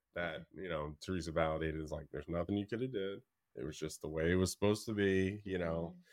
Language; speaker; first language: English; native; English